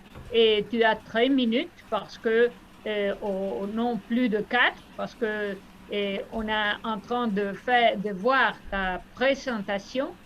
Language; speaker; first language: French; non-native, fluent; Spanish